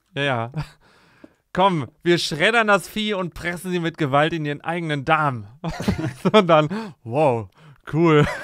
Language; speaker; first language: German; native; German